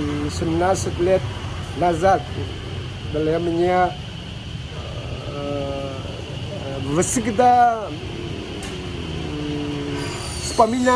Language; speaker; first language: Russian; non-native, learner; Vietnamese